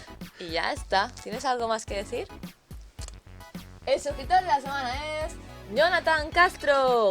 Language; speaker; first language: Spanish; native; Spanish